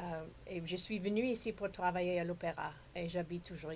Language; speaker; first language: French; non-native, fluent; English